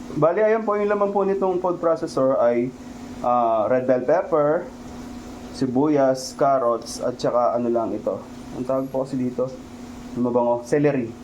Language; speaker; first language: Filipino; native; Filipino